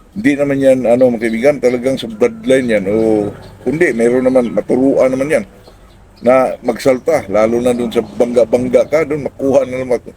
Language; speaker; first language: Filipino; non-native, local second language; Cebuano